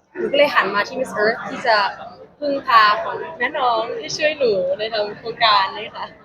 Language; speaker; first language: Thai; non-native, local second language; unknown